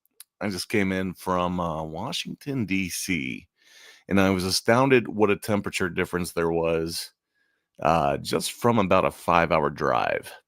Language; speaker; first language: English; native; English